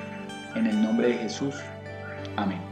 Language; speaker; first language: Spanish; native; Spanish